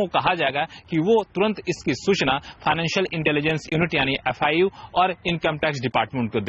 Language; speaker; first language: Hindi; native; Hindi